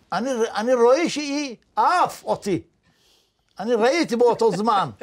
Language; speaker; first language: Hebrew; non-native, learner; Tajik